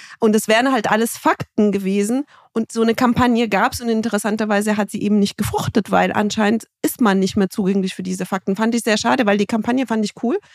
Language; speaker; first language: German; early bilingual, other home language; Romanian